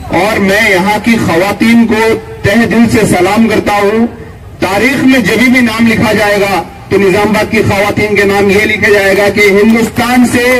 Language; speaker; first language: Urdu; native; Urdu